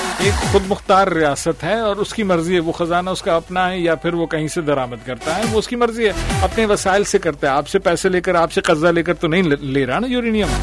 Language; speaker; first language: Urdu; native; Urdu